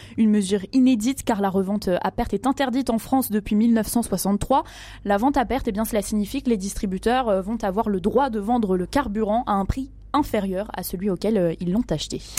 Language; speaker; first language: French; native; French